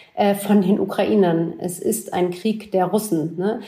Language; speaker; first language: German; native; German